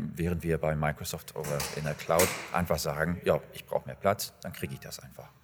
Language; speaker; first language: German; non-native, fluent; English